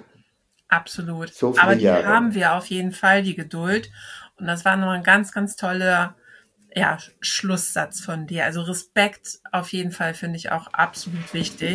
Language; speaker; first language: German; native; German